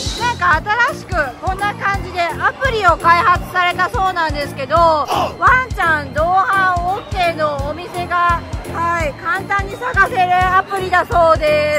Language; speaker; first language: Japanese; native; Japanese